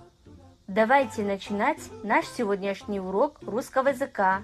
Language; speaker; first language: Russian; non-native, fluent; Kazakh